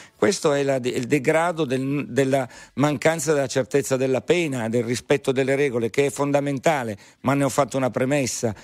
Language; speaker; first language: Italian; native; Italian